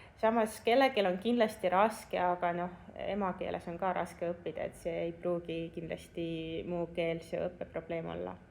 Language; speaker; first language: Estonian; non-native, local second language; Russian